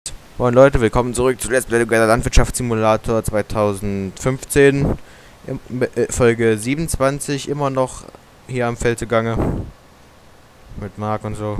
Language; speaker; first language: German; native; German